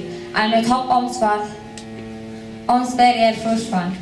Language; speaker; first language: Swedish; non-native, learner; Somali